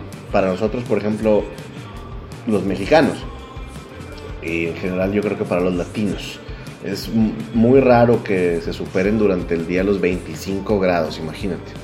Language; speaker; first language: Spanish; native; Spanish